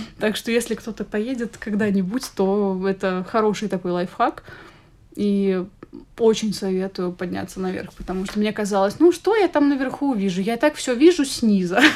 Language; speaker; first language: Russian; native; Russian